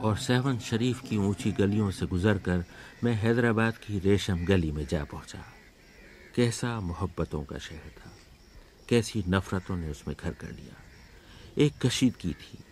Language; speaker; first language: Urdu; native; Urdu